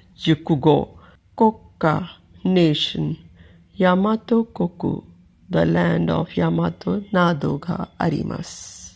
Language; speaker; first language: Japanese; non-native, fluent; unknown